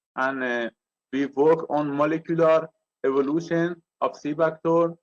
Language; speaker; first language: English; non-native, learner; Persian